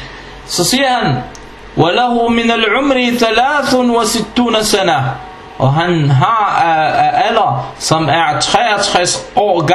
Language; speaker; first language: Danish; non-native, fluent; Arabic